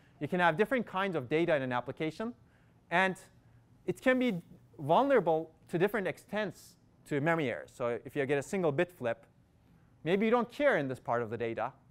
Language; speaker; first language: English; non-native, fluent; Turkish